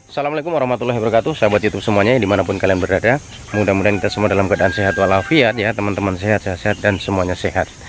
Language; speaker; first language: Indonesian; non-native, local second language; Javanese